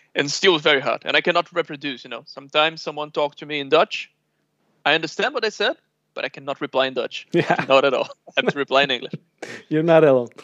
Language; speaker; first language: English; non-native, fluent; Portuguese